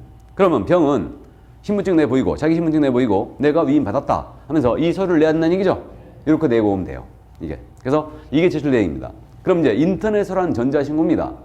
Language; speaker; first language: Korean; native; Korean